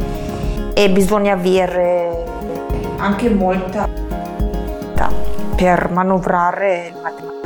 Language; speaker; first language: Italian; non-native, fluent; German